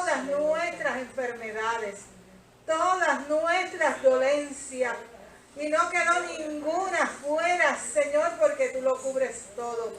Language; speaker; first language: Spanish; native; Spanish